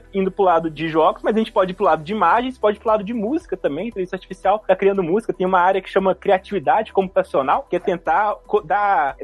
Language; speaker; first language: Portuguese; native; Portuguese